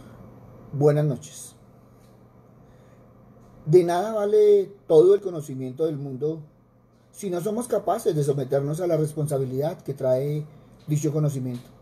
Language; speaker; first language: Spanish; native; Spanish